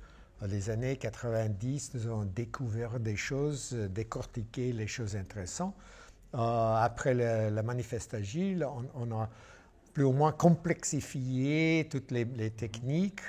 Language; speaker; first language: French; non-native, fluent; English